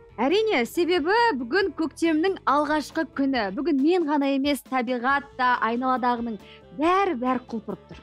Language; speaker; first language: Kazakh; native; Kazakh